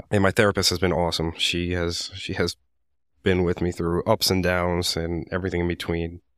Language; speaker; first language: English; non-native, fluent; Spanish